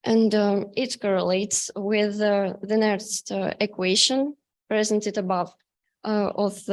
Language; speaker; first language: English; non-native, learner; Russian